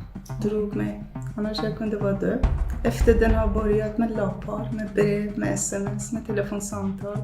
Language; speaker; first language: Swedish; non-native, fluent; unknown